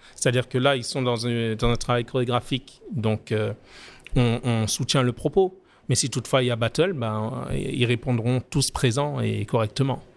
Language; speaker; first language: French; native; French